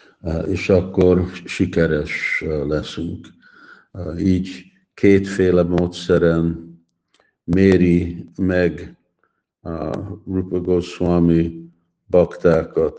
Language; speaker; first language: Hungarian; early bilingual, heritage; Hungarian